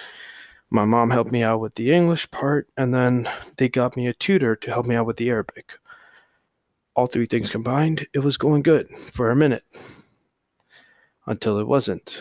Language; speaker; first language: English; early bilingual, other home language; Hindi